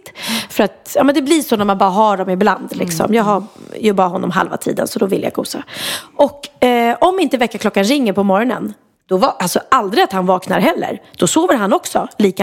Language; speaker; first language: Swedish; native; Swedish